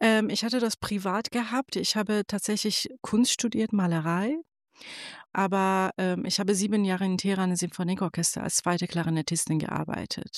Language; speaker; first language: German; non-native, fluent; Persian